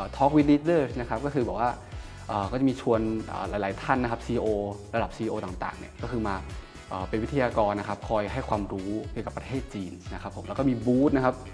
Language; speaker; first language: Thai; native; Thai